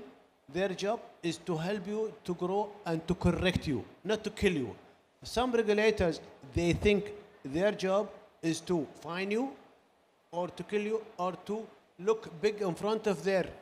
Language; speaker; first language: English; non-native, learner; Arabic